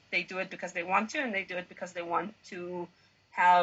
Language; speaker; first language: English; non-native, fluent; Hebrew